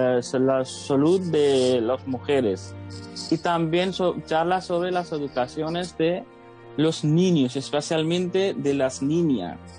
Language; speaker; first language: Spanish; non-native, fluent; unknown